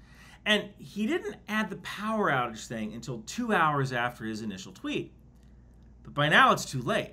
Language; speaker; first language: English; native; English